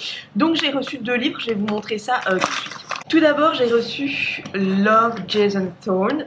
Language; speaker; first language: French; native; French